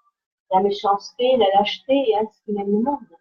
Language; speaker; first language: French; native; French